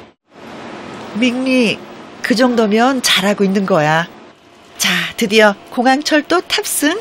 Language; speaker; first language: Korean; native; Korean